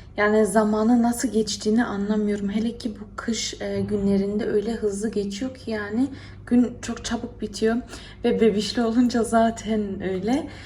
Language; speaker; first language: Turkish; early bilingual, heritage; Turkish